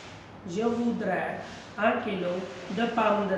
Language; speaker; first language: French; non-native, fluent; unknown